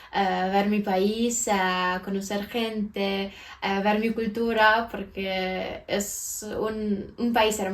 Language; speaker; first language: Spanish; non-native, fluent; Ukrainian